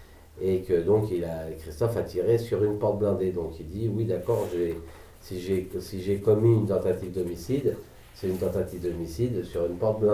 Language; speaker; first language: French; native; French